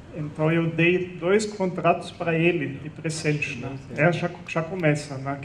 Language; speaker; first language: Portuguese; non-native, fluent; German